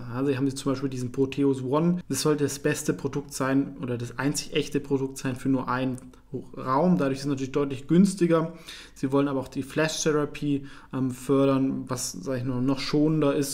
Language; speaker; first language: German; native; German